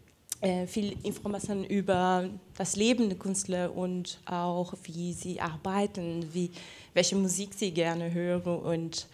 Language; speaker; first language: German; non-native, fluent; Portuguese